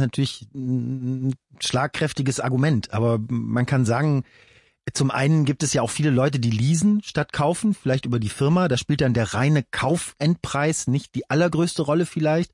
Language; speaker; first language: German; native; German